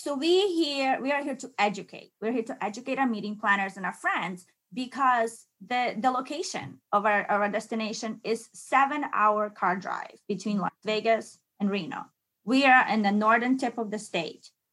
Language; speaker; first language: English; non-native, fluent; Ukrainian